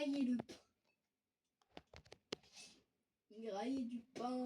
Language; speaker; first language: French; native; French